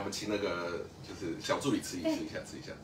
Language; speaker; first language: Chinese; native; Chinese